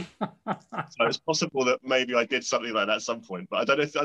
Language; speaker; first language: English; native; English